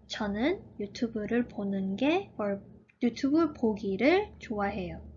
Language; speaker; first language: Korean; early bilingual, heritage; Korean